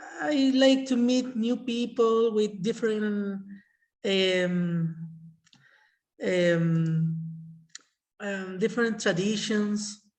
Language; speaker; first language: English; non-native, learner; Spanish